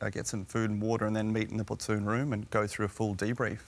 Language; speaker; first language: English; native; English